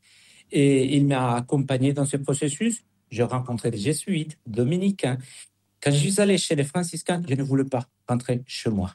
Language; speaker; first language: French; non-native, fluent; Spanish